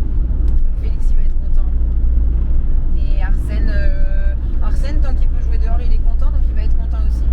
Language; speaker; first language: French; native; French